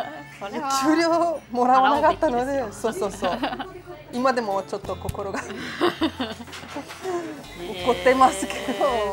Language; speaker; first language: Japanese; non-native, fluent; Italian